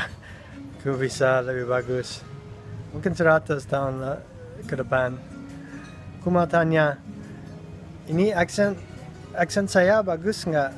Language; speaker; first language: Indonesian; non-native, learner; English